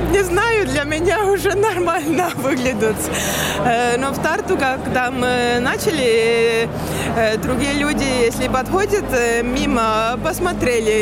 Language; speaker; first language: Russian; non-native, learner; Estonian